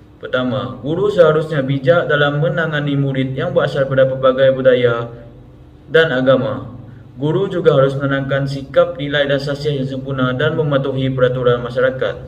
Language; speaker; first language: Malay; non-native, local second language; Iban